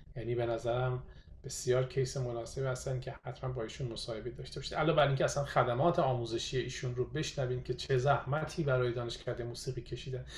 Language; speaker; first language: Persian; native; Persian